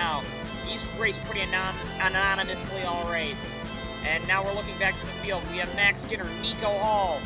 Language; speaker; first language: English; native; English